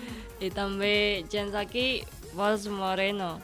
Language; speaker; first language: Catalan; non-native, learner; Indonesian